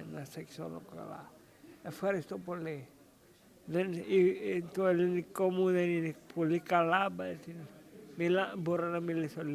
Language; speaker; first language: Greek; early bilingual, heritage; English